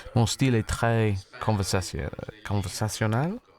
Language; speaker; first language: French; non-native, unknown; English